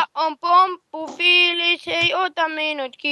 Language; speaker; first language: Finnish; native; Finnish